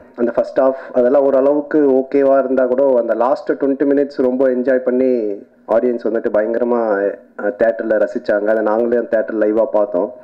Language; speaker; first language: Tamil; native; Tamil